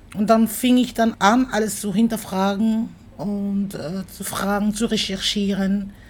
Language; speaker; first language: German; non-native, fluent; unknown